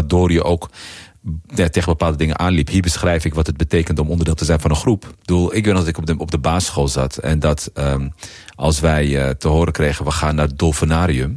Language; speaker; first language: Dutch; early bilingual, other home language; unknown